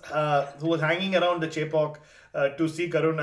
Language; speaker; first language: English; non-native, local second language; Tamil